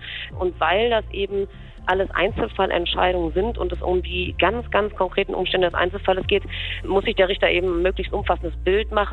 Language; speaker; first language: German; native; German